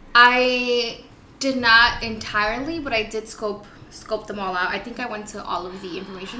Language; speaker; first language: English; early bilingual, other home language; Spanish